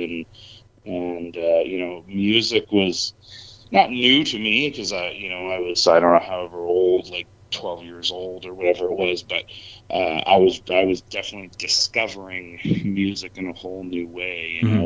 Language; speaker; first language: English; native; English